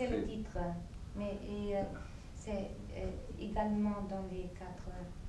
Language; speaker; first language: French; non-native, fluent; German